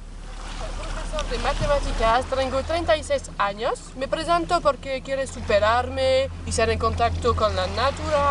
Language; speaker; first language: Spanish; non-native, learner; French